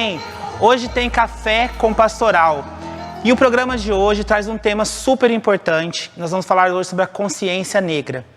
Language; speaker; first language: Portuguese; native; Portuguese